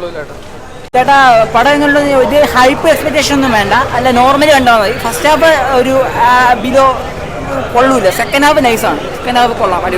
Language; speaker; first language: Malayalam; native; Malayalam